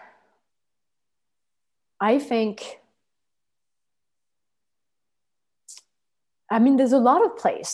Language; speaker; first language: English; non-native, fluent; French